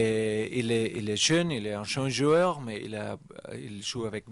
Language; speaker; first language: French; non-native, learner; German